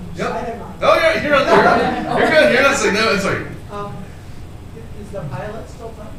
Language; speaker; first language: English; native; English